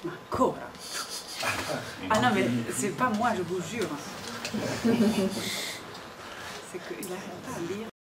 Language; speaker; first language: French; non-native, fluent; Italian